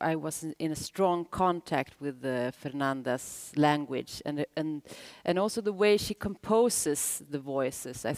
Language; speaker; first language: English; non-native, fluent; Swedish